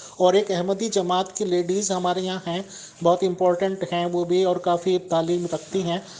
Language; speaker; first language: Urdu; native; Urdu